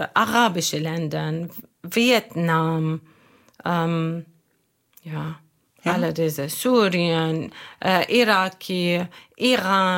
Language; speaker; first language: German; non-native, learner; Arabic